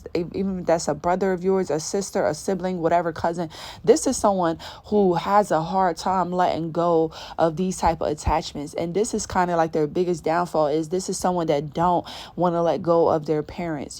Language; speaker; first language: English; native; English